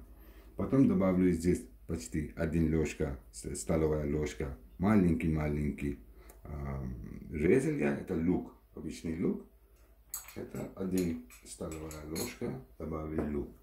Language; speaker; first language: Russian; non-native, learner; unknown